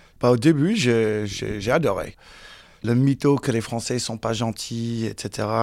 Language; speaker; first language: French; early bilingual, heritage; English